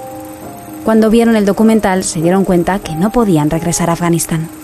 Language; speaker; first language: Spanish; native; Spanish